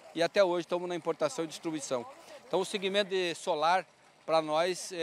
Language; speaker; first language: Portuguese; native; Portuguese